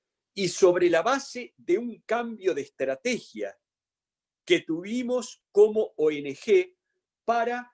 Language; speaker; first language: Spanish; native; Spanish